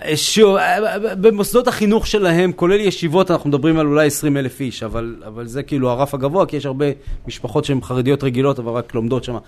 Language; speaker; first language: Hebrew; native; Hebrew